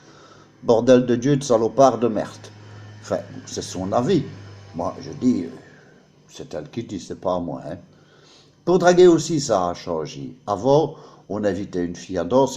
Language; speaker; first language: French; native; French